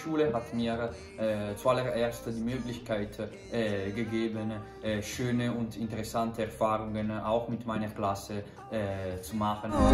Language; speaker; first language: German; non-native, fluent; Italian